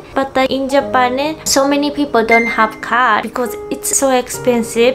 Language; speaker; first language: English; non-native, learner; Japanese